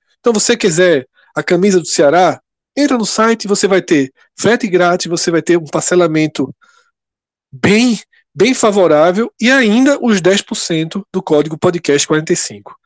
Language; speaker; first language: Portuguese; native; Portuguese